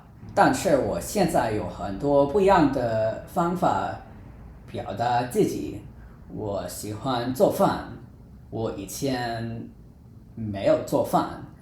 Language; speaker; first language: Chinese; non-native, fluent; English